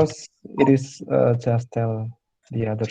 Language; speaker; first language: English; non-native, fluent; Indonesian